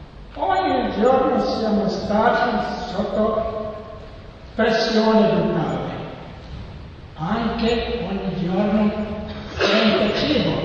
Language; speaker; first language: Italian; non-native, learner; Serbian